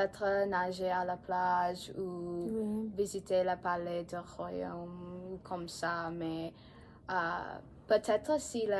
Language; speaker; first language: French; non-native, learner; English